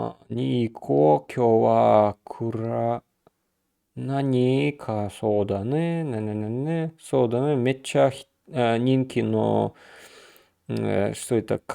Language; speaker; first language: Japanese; non-native, learner; Russian